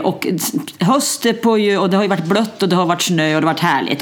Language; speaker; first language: Swedish; native; Swedish